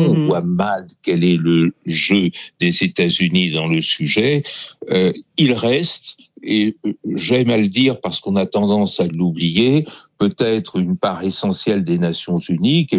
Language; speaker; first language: French; native; French